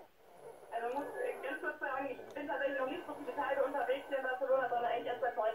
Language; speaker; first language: German; native; German